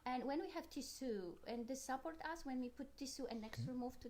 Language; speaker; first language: English; non-native, learner; Polish